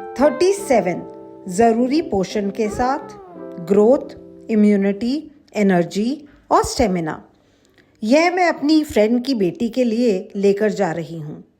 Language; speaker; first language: Hindi; non-native, local second language; Bangla